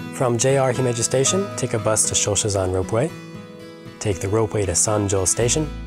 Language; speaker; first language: English; native; English